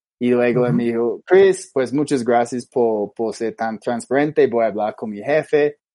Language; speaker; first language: Spanish; non-native, fluent; English